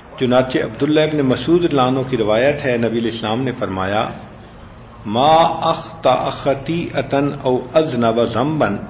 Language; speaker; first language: Urdu; non-native, local second language; Punjabi